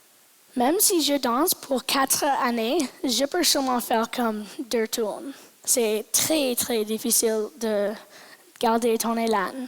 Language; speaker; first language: French; non-native, local second language; English